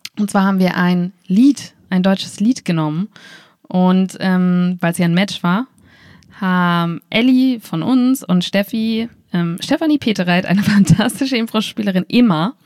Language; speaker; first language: German; native; German